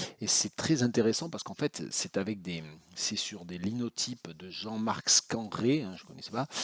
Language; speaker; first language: French; native; French